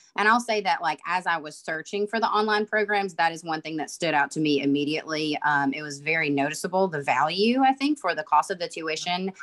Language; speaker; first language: English; native; English